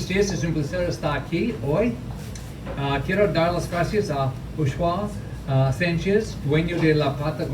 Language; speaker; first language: Spanish; non-native, learner; English